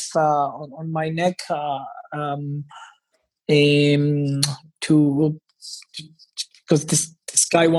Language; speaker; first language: English; non-native, fluent; Hebrew